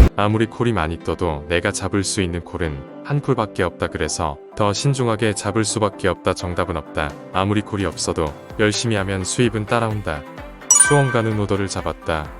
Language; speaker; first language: Korean; native; Korean